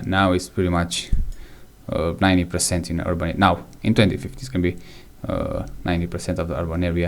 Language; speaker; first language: English; non-native, fluent; Romanian